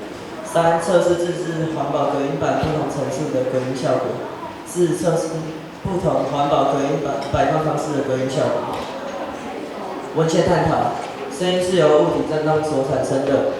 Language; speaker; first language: Chinese; native; Chinese